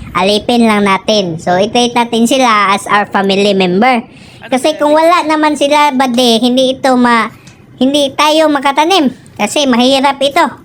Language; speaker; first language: Filipino; non-native, local second language; Cebuano